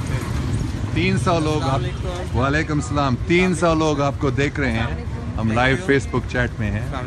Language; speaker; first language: Hindi; non-native, local second language; English